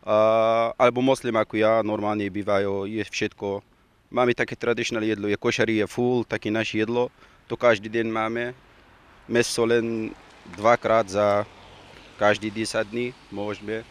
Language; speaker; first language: Slovak; non-native, learner; Arabic